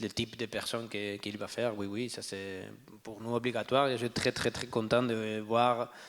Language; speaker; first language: French; non-native, learner; Spanish